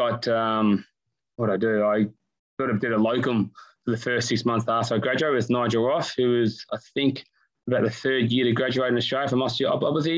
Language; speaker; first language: English; native; English